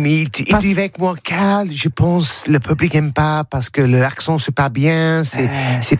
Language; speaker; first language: French; non-native, learner; English